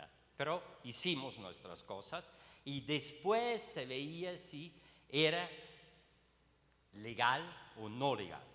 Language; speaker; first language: Spanish; non-native, learner; Swiss German